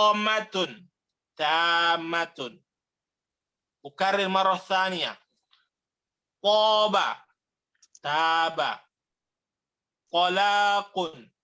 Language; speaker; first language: Arabic; non-native, fluent; Indonesian